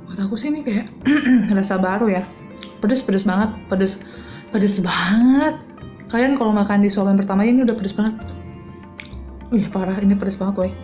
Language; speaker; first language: Indonesian; native; Indonesian